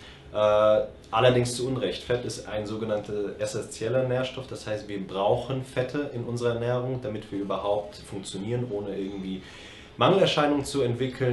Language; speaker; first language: German; native; German